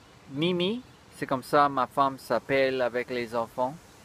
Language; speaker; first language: French; early bilingual, heritage; French